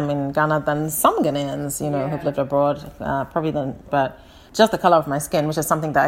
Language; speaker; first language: English; native; English